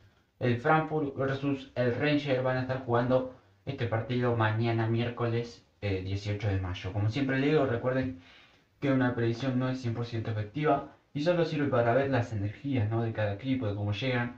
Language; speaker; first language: Spanish; native; Spanish